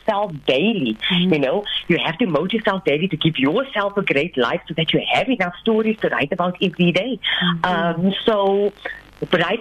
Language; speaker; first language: English; native; English